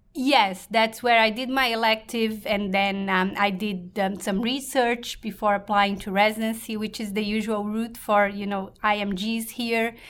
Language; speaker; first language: English; non-native, fluent; Portuguese